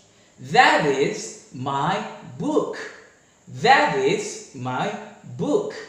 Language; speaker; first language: English; non-native, fluent; Indonesian